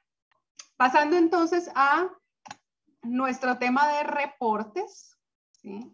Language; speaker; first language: Spanish; native; Spanish